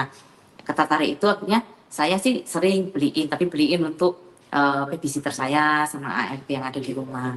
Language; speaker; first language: Indonesian; native; Indonesian